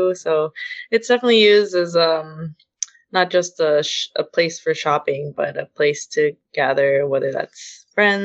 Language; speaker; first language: English; native; English